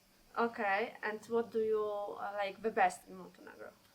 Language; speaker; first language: English; non-native, learner; Polish